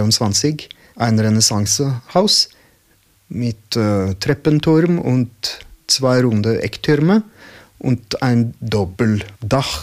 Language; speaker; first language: German; non-native, learner; Norwegian